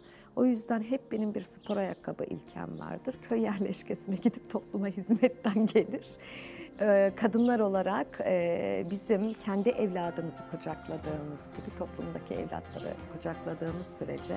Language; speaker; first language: Turkish; native; Turkish